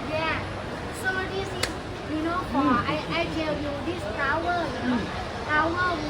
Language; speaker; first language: English; non-native, learner; Thai